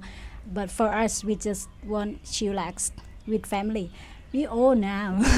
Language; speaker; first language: English; non-native, fluent; Thai